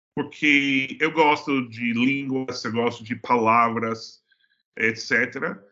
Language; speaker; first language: Portuguese; non-native, fluent; English